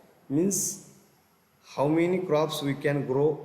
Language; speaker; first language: English; non-native, local second language; Marathi